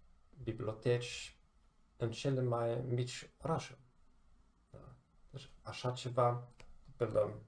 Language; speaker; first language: Romanian; non-native, fluent; German